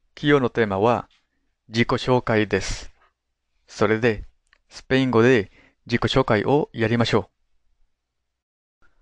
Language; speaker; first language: Japanese; non-native, fluent; Spanish